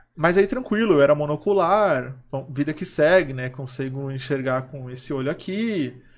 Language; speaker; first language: Portuguese; native; Portuguese